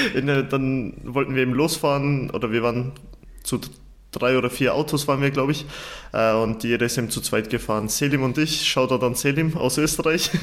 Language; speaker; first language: German; early bilingual, other home language; Turkish